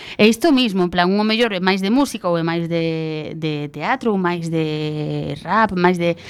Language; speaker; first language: Galician; non-native, local second language; Spanish